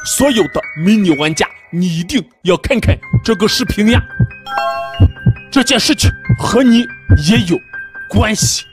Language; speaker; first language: Chinese; native; Chinese